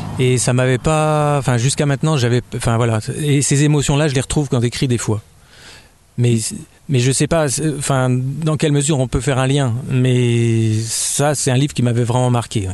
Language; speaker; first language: French; native; French